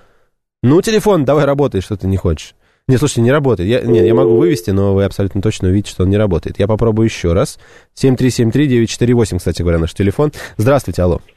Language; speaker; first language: Russian; native; Russian